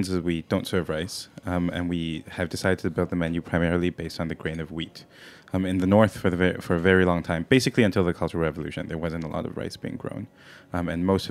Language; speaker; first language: English; non-native, local second language; Cantonese